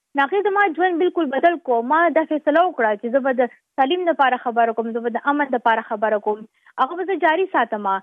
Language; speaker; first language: Pashto; native; Pashto